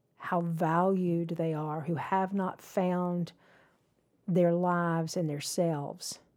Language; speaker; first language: English; native; English